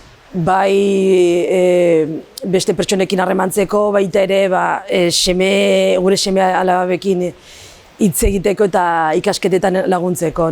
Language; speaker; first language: Basque; non-native, local second language; Arabic